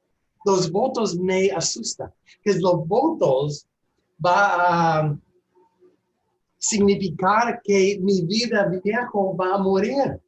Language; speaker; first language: Spanish; non-native, learner; English